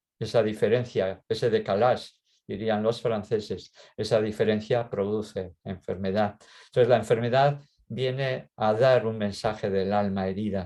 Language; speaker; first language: Spanish; native; Spanish